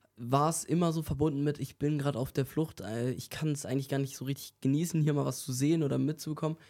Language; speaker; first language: German; native; German